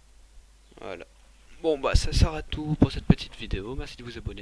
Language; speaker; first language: French; native; French